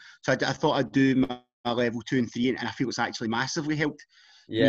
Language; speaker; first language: English; native; English